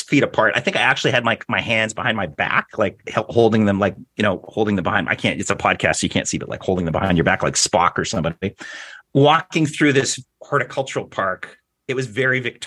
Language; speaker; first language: English; native; English